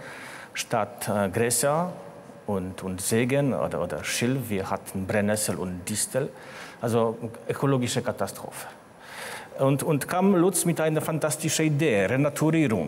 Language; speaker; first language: German; non-native, fluent; Polish